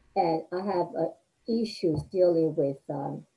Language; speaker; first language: English; non-native, fluent; Chinese